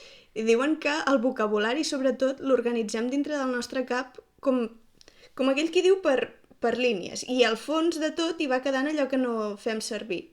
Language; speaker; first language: Catalan; native; Catalan